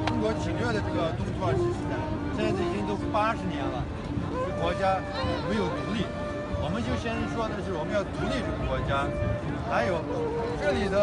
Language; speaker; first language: Chinese; non-native, local second language; Uyghur